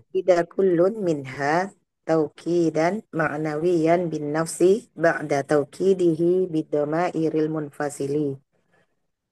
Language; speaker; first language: Arabic; non-native, learner; Indonesian